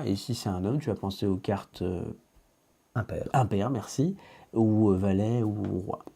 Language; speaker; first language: French; native; French